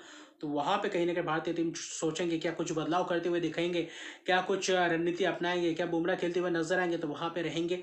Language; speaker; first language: Hindi; native; Hindi